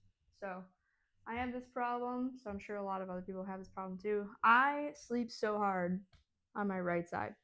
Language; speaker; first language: English; native; English